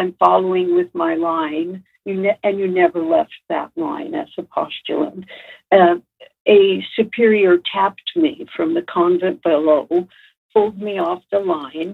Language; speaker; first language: English; native; English